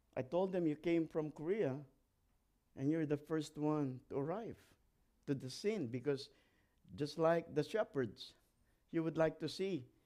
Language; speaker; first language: English; non-native, local second language; Filipino